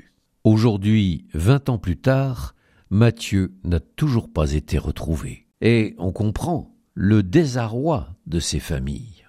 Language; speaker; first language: French; native; French